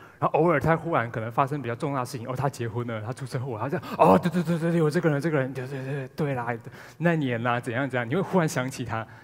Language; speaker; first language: Chinese; native; Chinese